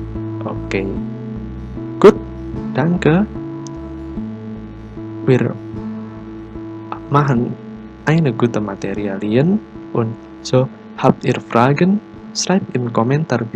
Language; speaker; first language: German; non-native, learner; Indonesian